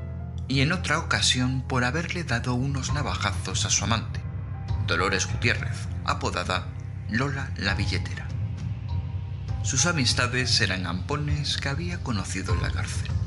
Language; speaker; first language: Spanish; native; Spanish